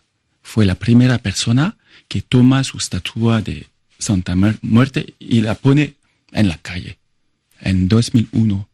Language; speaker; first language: Spanish; non-native, fluent; French